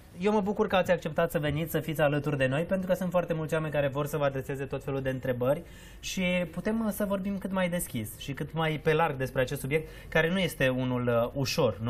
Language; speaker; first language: Romanian; native; Romanian